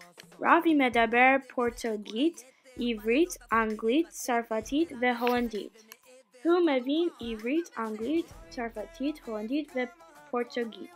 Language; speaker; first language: Hebrew; non-native, learner; English